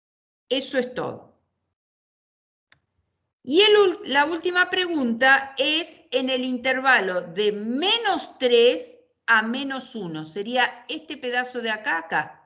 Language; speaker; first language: Spanish; native; Spanish